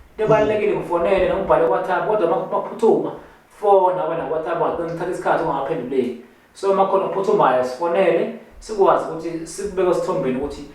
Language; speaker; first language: Zulu; native; Zulu